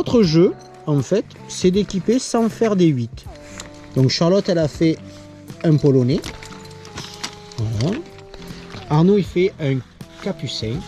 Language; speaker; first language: French; native; French